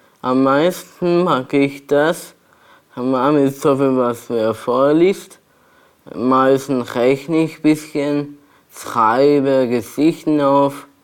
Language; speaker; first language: German; non-native, learner; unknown